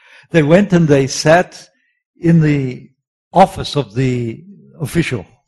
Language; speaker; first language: English; native; English